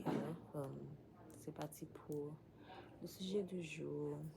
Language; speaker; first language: French; non-native, learner; English